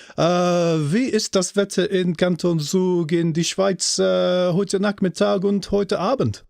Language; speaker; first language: German; non-native, learner; English